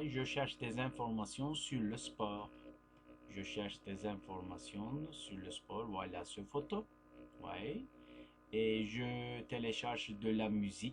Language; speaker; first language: French; non-native, fluent; Turkish